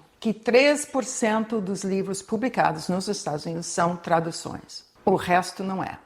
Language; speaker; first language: Portuguese; non-native, fluent; English